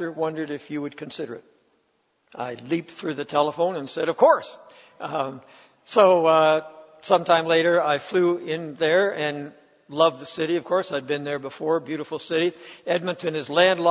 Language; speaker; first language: English; native; English